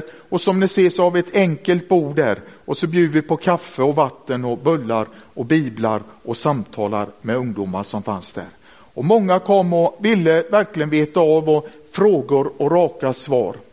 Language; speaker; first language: Swedish; native; Swedish